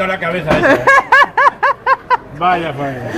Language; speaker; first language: Spanish; native; Spanish